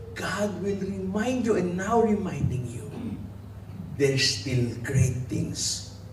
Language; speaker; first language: English; non-native, local second language; Filipino